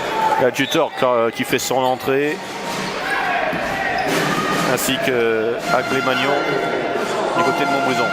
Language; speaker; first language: French; native; French